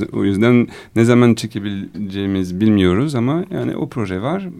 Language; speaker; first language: Turkish; non-native, learner; French